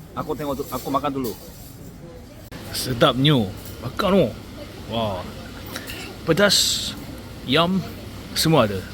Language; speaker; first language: Malay; non-native, learner; Korean